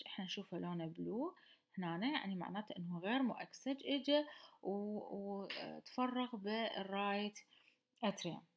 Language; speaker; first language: Arabic; native; Arabic